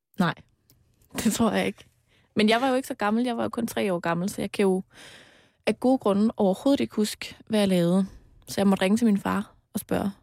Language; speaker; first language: Danish; native; Danish